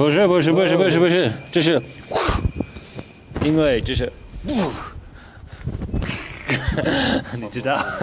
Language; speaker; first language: Chinese; non-native, learner; English